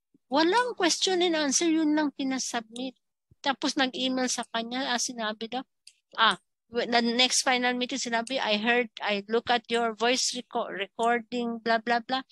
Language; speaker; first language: English; non-native, local second language; Filipino